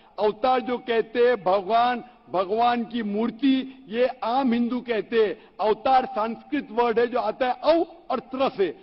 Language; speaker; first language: Hindi; non-native, local second language; Konkani